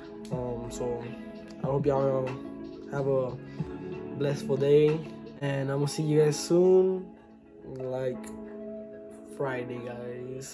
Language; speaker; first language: English; early bilingual, other home language; Spanish